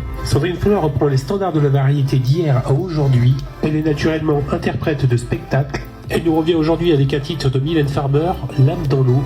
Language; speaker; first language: French; native; French